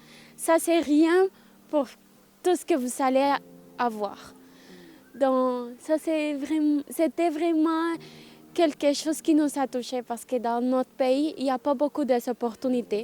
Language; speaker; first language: French; non-native, learner; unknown